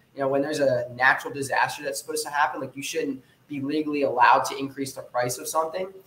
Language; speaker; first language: English; native; English